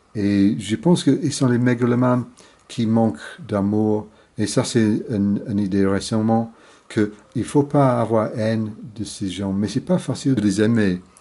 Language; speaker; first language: French; non-native, fluent; English